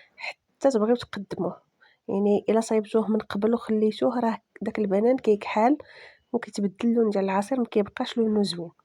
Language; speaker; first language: Arabic; native; Arabic